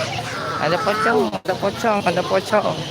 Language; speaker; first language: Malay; non-native, local second language; Achinese